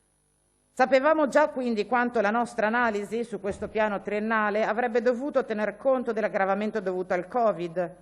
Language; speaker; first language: Italian; native; Italian